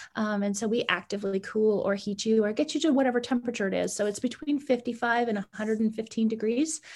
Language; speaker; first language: English; native; English